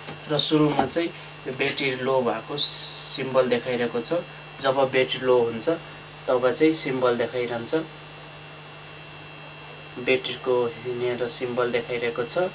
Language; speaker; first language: Nepali; native; Nepali